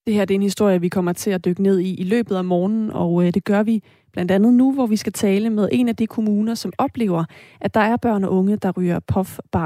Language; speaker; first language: Danish; native; Danish